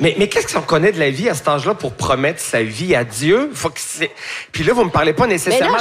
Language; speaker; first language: French; native; French